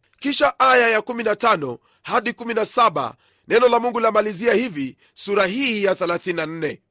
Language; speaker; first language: Swahili; non-native, local second language; Luyia